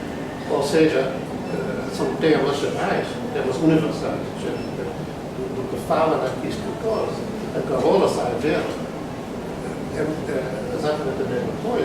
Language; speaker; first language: Portuguese; non-native, fluent; Dutch